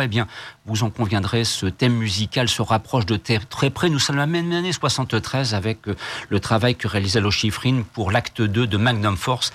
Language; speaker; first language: French; native; French